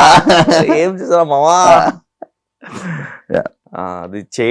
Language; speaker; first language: Telugu; non-native, learner; Hindi